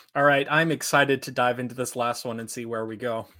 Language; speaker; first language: English; native; English